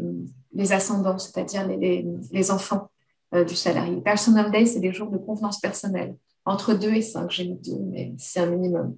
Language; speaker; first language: French; native; French